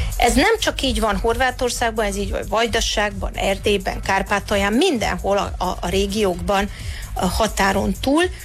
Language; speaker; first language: Hungarian; native; Hungarian